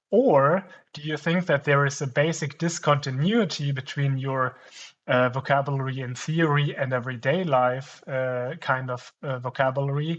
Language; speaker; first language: English; non-native, fluent; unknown